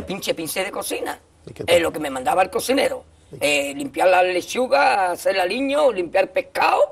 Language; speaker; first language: Spanish; native; Spanish